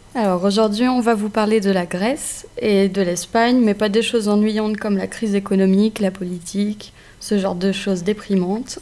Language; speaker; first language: French; native; French